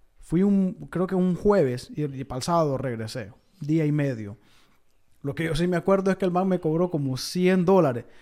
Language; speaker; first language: Spanish; native; Spanish